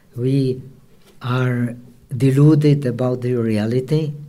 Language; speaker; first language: English; non-native, fluent; Czech